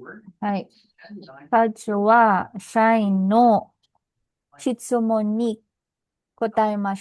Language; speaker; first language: Japanese; non-native, learner; Filipino